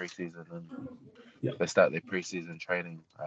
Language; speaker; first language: English; native; English